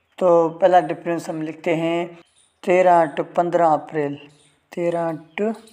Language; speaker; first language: Urdu; non-native, local second language; Sindhi